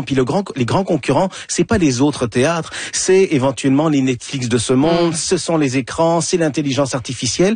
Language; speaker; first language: French; native; French